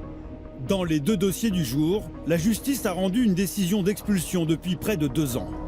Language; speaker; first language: French; native; French